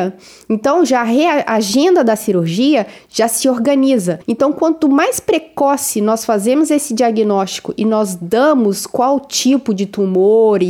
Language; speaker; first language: Portuguese; native; Portuguese